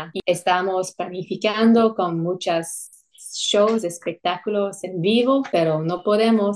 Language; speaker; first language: Spanish; non-native, fluent; English